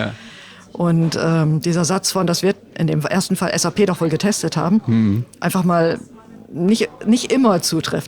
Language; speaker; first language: German; native; German